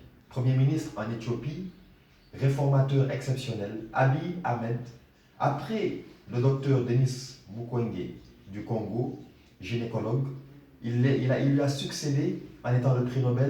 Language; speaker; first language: French; non-native, local second language; Wolof